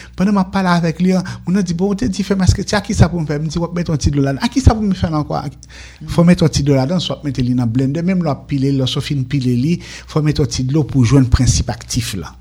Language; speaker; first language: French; non-native, local second language; Haitian Creole